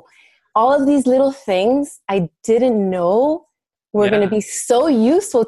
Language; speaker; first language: English; early bilingual, other home language; Spanish